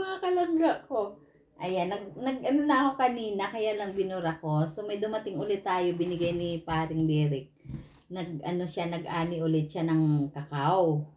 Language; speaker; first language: Filipino; non-native, local second language; Cebuano